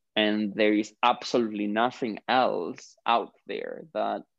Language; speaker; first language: English; non-native, fluent; Greek